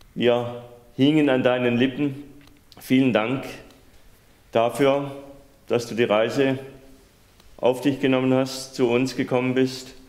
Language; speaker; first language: German; native; German